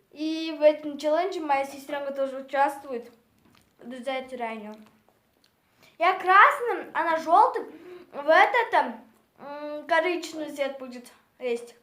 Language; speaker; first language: Russian; non-native, local second language; Kazakh